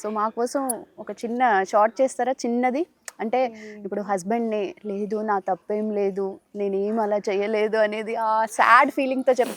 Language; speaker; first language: Telugu; native; Telugu